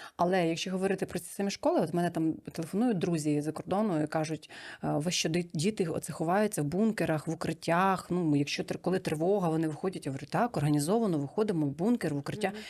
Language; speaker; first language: Ukrainian; native; Ukrainian